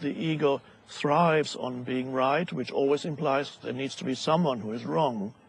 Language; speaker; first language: English; non-native, fluent; German